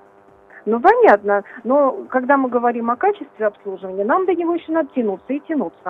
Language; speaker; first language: Russian; native; Russian